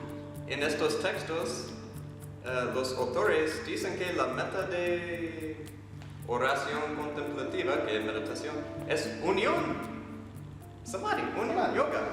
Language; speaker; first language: Spanish; non-native, fluent; English